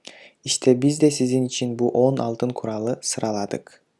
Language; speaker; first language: Turkish; non-native, fluent; Kyrgyz